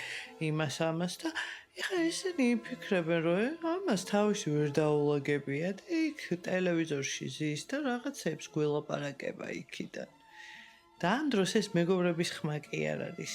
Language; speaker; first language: Georgian; native; Georgian